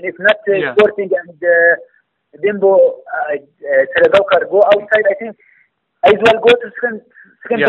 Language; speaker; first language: English; non-native, learner; Arabic